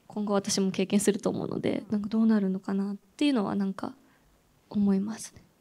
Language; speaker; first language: Japanese; native; Japanese